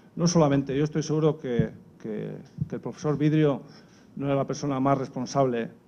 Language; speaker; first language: Spanish; native; Spanish